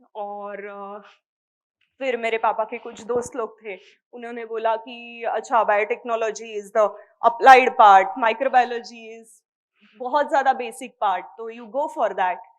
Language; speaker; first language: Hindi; non-native, local second language; Marathi